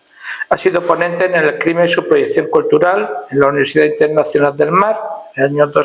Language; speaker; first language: Spanish; native; Spanish